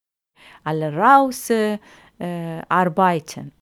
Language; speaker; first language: German; non-native, learner; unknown